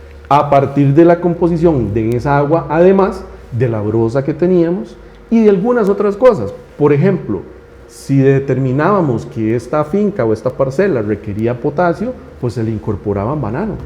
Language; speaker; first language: Spanish; native; Spanish